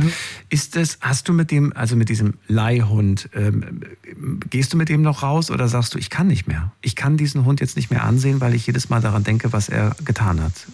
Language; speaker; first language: German; native; German